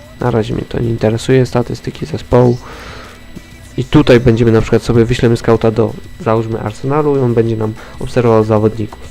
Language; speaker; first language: Polish; native; Polish